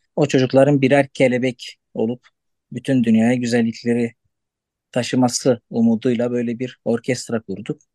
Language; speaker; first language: Turkish; non-native, local second language; Arabic